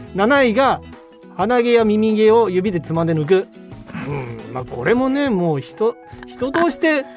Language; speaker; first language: Japanese; native; Japanese